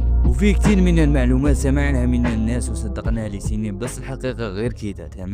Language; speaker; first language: Arabic; native; Arabic